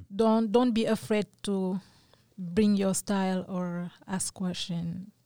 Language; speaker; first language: English; non-native, fluent; French